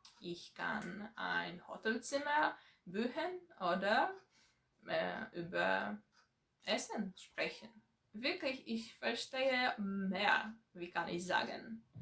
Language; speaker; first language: German; non-native, learner; Polish